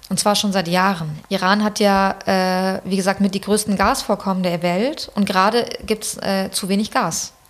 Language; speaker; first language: German; early bilingual, other home language; Persian